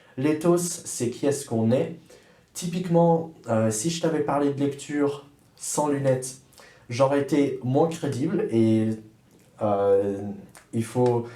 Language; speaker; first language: French; early bilingual, other home language; German